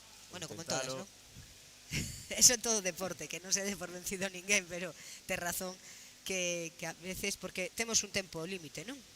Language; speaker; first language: Galician; non-native, local second language; Spanish